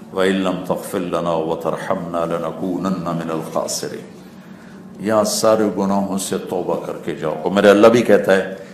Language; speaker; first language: Urdu; non-native, local second language; Punjabi